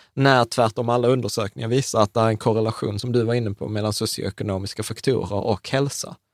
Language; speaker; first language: Swedish; early bilingual, other home language; Czech